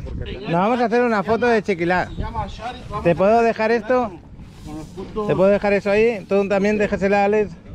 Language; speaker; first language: Spanish; native; Spanish